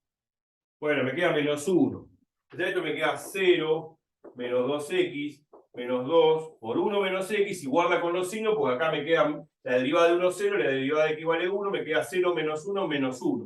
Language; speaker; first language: Spanish; native; Spanish